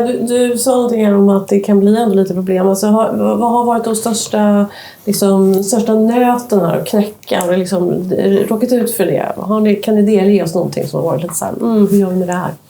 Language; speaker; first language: Swedish; native; Swedish